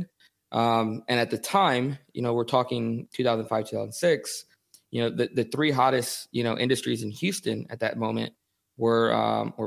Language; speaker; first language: English; native; English